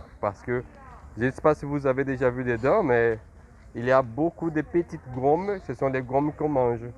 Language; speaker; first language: French; non-native, fluent; Portuguese